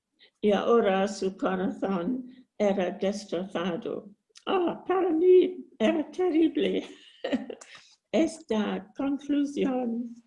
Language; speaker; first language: Spanish; non-native, learner; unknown